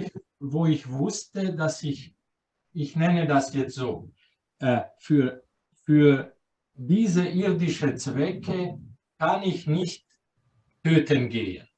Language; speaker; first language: German; non-native, fluent; Croatian